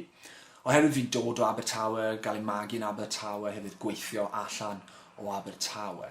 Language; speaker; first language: Welsh; non-native, local second language; English